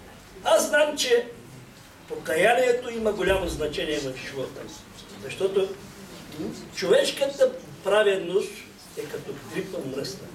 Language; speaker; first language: Bulgarian; non-native, local second language; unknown